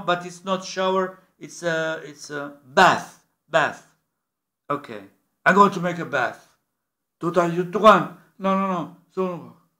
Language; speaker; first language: English; non-native, learner; Italian